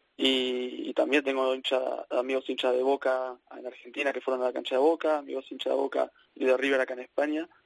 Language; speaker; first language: Spanish; native; Spanish